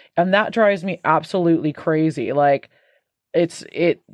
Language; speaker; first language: English; native; English